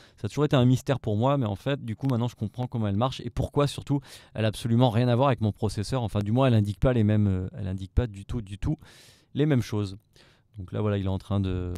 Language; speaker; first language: French; native; French